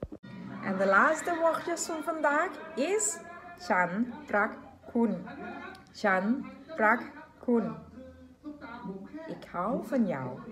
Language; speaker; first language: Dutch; non-native, learner; Thai